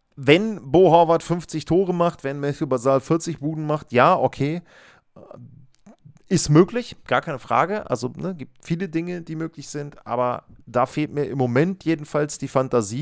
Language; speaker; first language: German; native; German